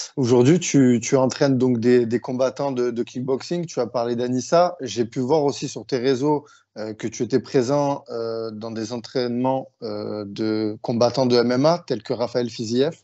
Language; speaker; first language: French; native; French